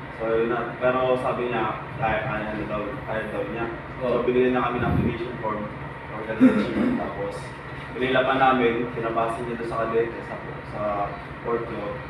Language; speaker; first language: Filipino; native; Filipino